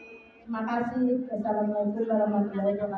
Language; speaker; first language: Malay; non-native, local second language; Javanese